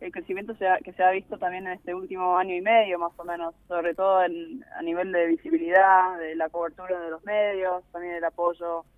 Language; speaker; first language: Spanish; early bilingual, other home language; English